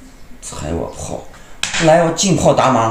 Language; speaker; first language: Chinese; native; Chinese